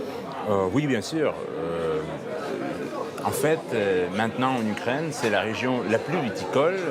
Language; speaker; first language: French; non-native, fluent; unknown